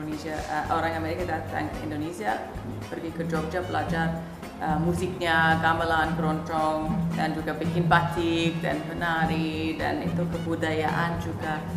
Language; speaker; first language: Indonesian; non-native, fluent; English